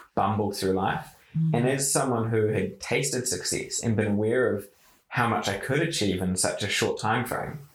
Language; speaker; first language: English; native; English